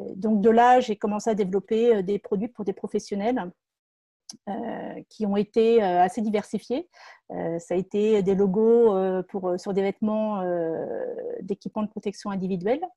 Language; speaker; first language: French; native; French